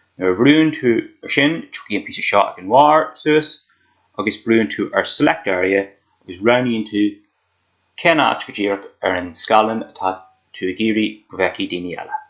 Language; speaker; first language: Irish; native; Irish